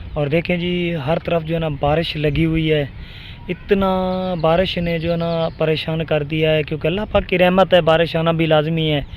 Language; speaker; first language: Urdu; non-native, local second language; Punjabi